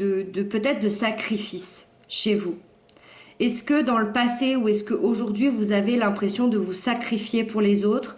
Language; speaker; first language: French; native; French